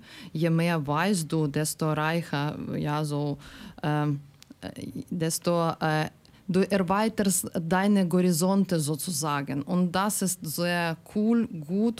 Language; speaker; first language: German; non-native, learner; Ukrainian